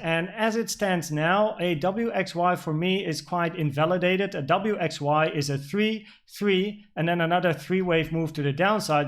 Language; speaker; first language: English; non-native, fluent; Dutch